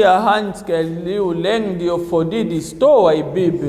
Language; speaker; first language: Danish; non-native, fluent; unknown